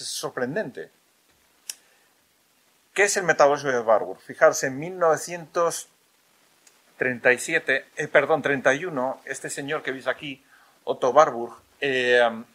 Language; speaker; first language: Spanish; native; Spanish